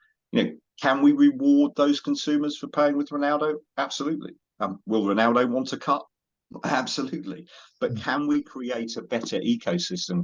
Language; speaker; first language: English; native; English